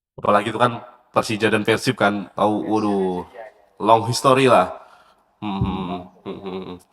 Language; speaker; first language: Indonesian; native; Indonesian